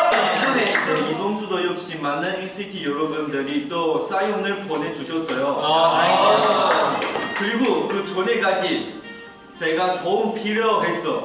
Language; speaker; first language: Korean; non-native, fluent; Chinese